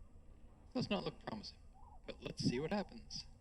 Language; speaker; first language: English; native; English